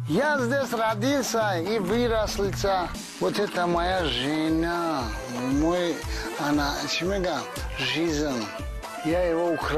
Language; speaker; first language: Russian; non-native, learner; Tajik